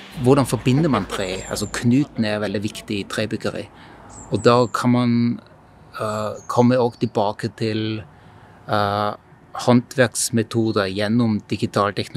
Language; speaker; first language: Norwegian; non-native, fluent; German